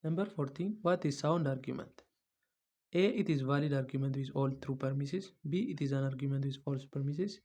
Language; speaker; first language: English; non-native, local second language; Amharic